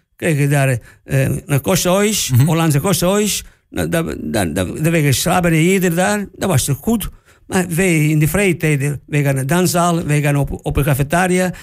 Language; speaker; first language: Dutch; non-native, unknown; Italian